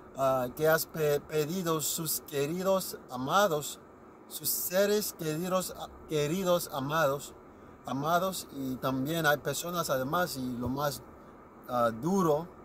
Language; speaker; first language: Spanish; non-native, fluent; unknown